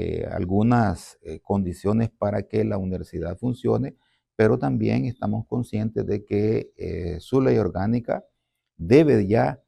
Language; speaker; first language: Spanish; native; Spanish